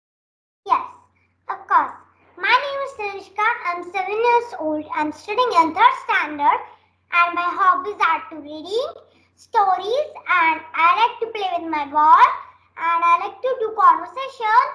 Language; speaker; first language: English; non-native, learner; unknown